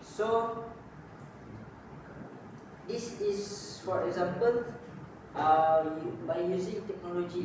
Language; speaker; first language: English; non-native, local second language; Malay